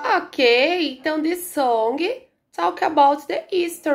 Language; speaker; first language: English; non-native, learner; Portuguese